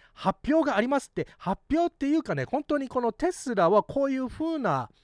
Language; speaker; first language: Japanese; early bilingual, heritage; Japanese